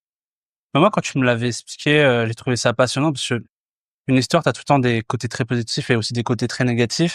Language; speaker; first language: French; native; French